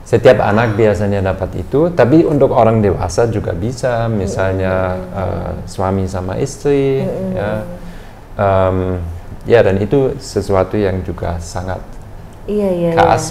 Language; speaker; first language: Indonesian; non-native, fluent; German